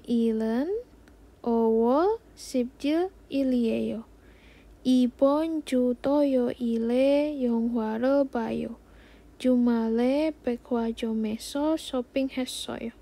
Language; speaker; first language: Korean; non-native, fluent; Indonesian